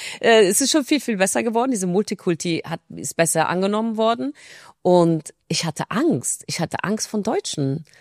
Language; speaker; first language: German; non-native, fluent; Turkish